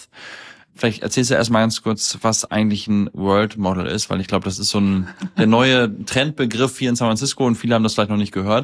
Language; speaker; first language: German; native; German